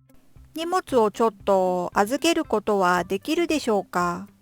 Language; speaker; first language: Japanese; non-native, fluent; Korean